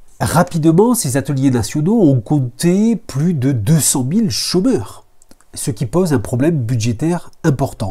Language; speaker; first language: French; native; French